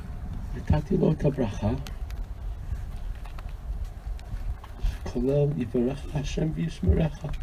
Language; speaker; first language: Hebrew; non-native, fluent; English